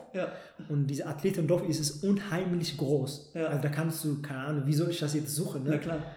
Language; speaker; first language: German; non-native, fluent; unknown